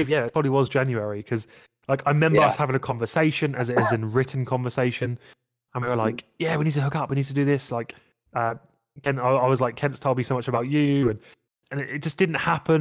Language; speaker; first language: English; native; English